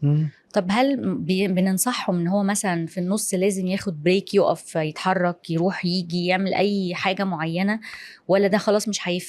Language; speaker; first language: Arabic; native; Arabic